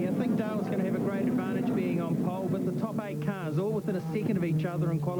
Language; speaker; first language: English; native; English